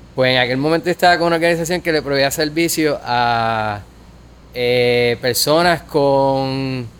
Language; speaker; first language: Spanish; native; Spanish